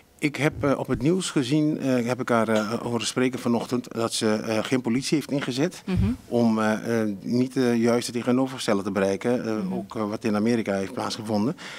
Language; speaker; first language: Dutch; non-native, local second language; Papiamento